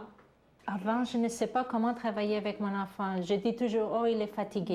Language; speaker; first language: French; non-native, learner; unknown